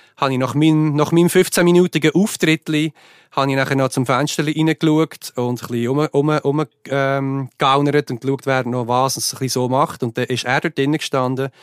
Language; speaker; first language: German; native; German